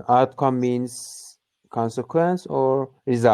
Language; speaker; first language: English; non-native, learner; Turkish